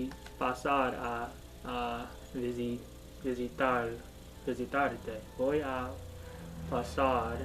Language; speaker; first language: Spanish; non-native, learner; English